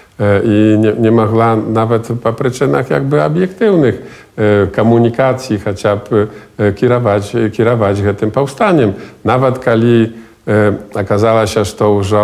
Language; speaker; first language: Polish; non-native, local second language; Belarusian